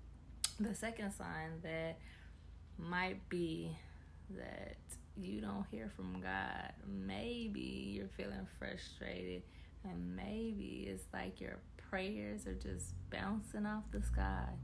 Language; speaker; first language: English; native; English